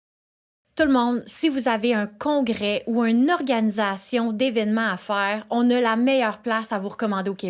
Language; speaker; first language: French; native; French